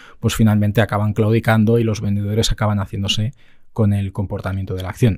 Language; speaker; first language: Spanish; native; Spanish